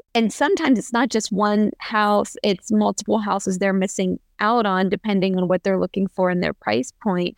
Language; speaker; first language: English; native; English